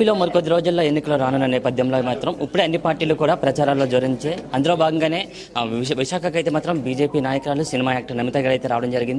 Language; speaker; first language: Telugu; native; Telugu